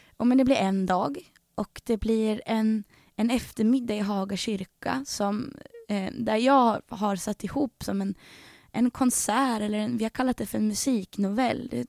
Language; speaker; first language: Swedish; native; Swedish